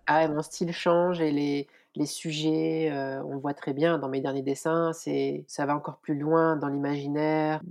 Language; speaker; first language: French; native; French